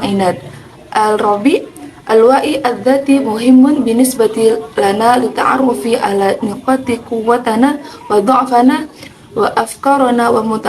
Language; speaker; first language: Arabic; non-native, learner; Indonesian